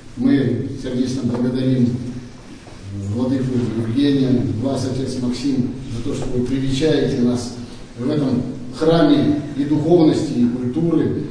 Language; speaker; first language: Russian; native; Russian